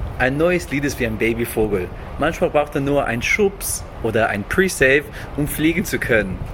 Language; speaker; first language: German; non-native, fluent; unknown